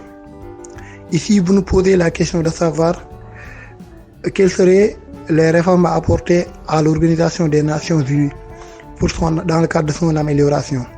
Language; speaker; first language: French; non-native, local second language; Wolof